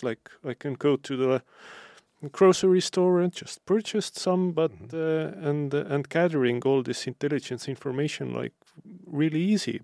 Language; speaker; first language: English; non-native, fluent; Estonian